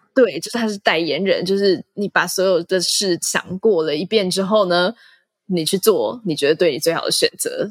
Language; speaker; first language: Chinese; native; Chinese